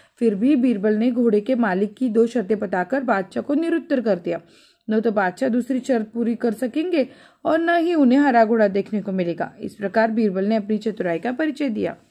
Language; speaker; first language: Hindi; non-native, local second language; Marathi